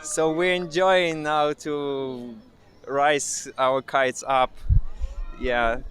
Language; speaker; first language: English; non-native, learner; Ukrainian